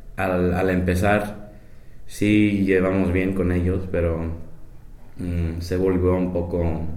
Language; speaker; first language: Spanish; non-native, fluent; English